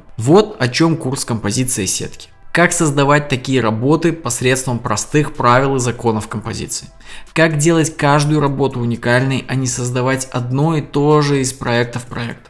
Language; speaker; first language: Russian; native; Russian